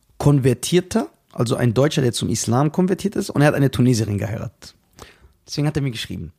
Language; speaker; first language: German; early bilingual, other home language; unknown